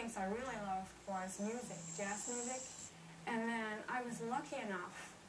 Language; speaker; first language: English; non-native, fluent; Dutch